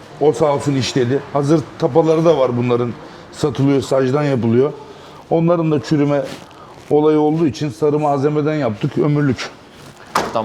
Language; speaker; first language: Turkish; native; Turkish